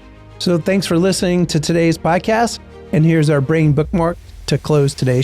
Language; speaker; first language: English; native; English